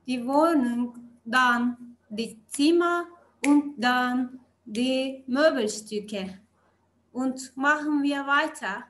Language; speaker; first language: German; non-native, learner; Turkish